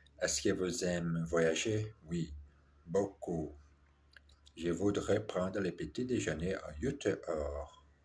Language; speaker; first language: French; non-native, learner; Portuguese